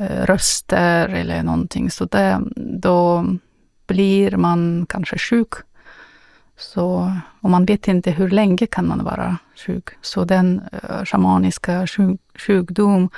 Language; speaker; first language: Swedish; non-native, fluent; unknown